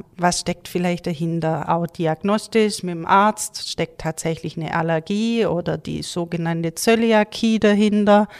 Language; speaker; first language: German; native; German